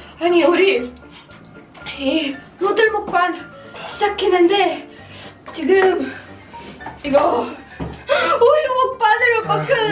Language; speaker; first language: Korean; non-native, learner; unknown